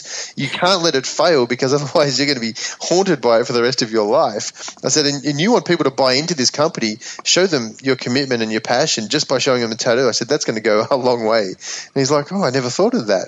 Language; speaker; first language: English; native; English